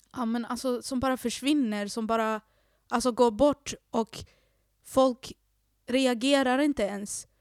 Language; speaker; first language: Swedish; native; Swedish